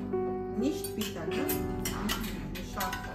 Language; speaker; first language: German; non-native, learner; Azerbaijani